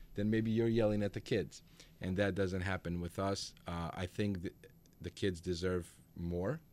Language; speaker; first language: English; early bilingual, other home language; Macedonian